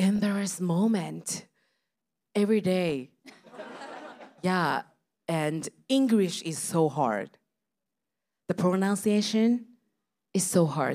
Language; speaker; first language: English; non-native, learner; Japanese